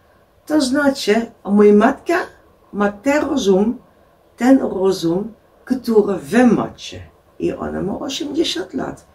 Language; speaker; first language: Polish; non-native, learner; Dutch